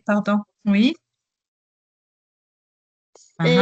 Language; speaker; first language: French; non-native, local second language; Arabic